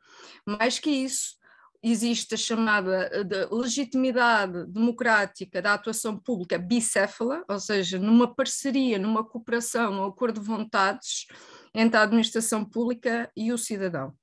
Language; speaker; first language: Portuguese; native; Portuguese